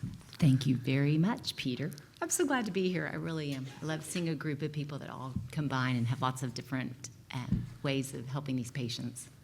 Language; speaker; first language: English; native; English